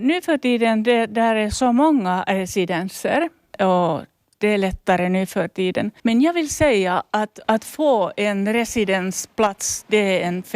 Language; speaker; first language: Swedish; non-native, local second language; Finnish